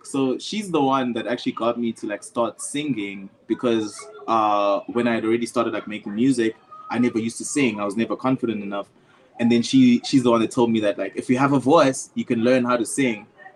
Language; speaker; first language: English; non-native, local second language; Zulu